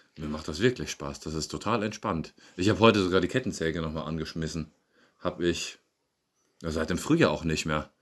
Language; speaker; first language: German; native; German